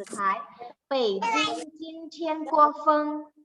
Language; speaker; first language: Chinese; non-native, learner; Thai